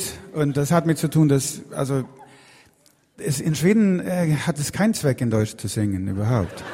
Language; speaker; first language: German; non-native, fluent; Swedish